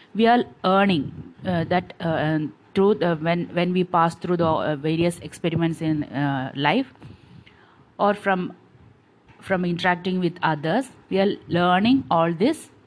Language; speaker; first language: English; non-native, local second language; Malayalam